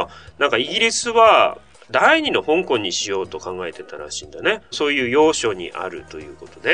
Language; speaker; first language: Japanese; native; Japanese